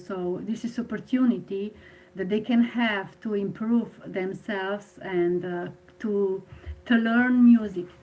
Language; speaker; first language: English; non-native, fluent; Slovenian